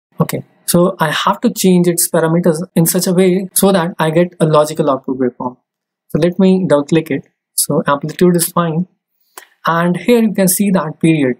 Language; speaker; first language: English; non-native, local second language; Hindi